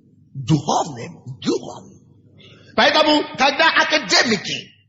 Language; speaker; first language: Russian; non-native, fluent; Yoruba